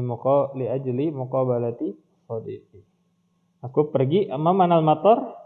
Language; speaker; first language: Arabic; non-native, fluent; Indonesian